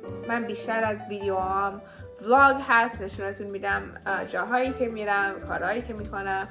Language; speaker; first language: Persian; early bilingual, heritage; Persian